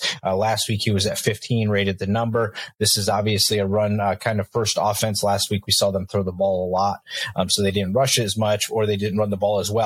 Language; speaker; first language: English; native; English